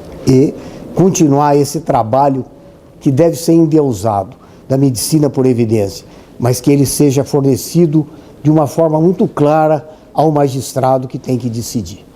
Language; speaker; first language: Portuguese; native; Portuguese